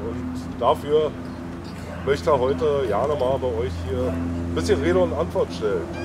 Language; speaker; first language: German; native; German